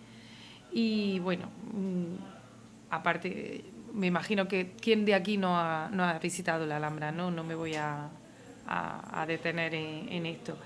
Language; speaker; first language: Spanish; native; Spanish